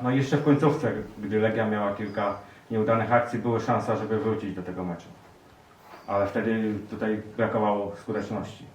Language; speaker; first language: Polish; native; Polish